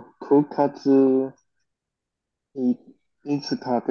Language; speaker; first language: Japanese; non-native, learner; Chinese